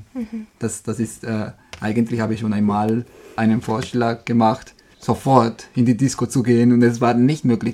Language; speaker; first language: German; non-native, fluent; Spanish